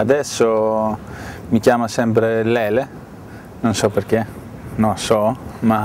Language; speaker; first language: Italian; non-native, fluent; Greek